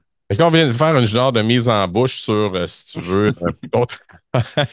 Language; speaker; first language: French; native; French